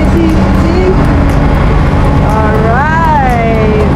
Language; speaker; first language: English; non-native, local second language; Filipino